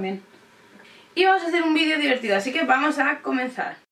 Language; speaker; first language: Spanish; native; Spanish